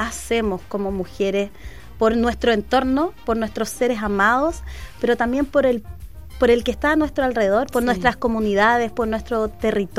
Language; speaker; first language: Spanish; native; Spanish